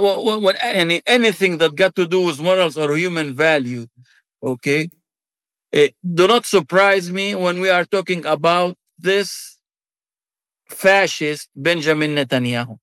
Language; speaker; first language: English; non-native, fluent; Arabic